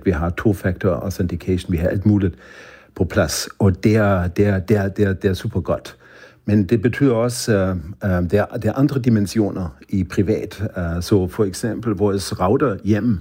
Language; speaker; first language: Danish; non-native, fluent; German